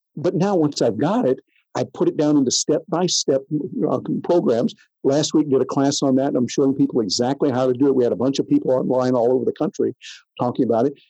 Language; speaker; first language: English; native; English